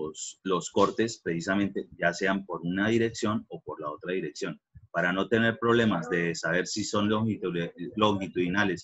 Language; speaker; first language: Spanish; native; Spanish